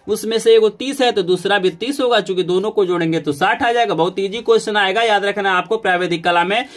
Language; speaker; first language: Hindi; native; Hindi